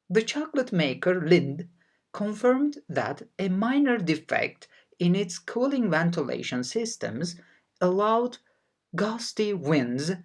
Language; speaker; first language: English; non-native, fluent; Turkish